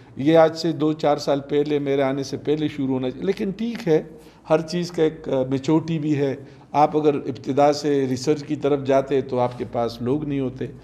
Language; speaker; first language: Urdu; non-native, local second language; Pashto